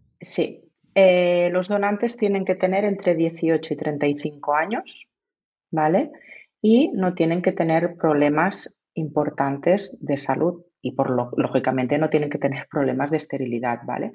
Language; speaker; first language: Spanish; native; Spanish